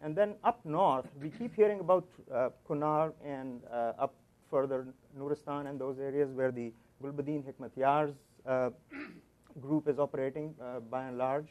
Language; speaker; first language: English; non-native, local second language; Pashto